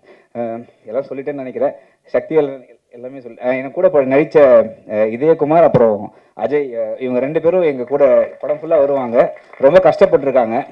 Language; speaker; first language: Tamil; native; Tamil